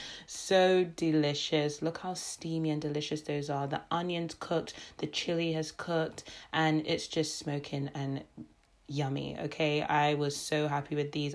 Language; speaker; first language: English; native; English